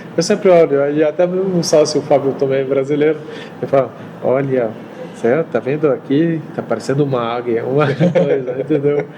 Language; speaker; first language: Portuguese; non-native, fluent; Arabic